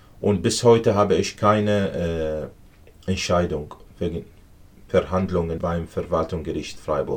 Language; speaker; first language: German; non-native, learner; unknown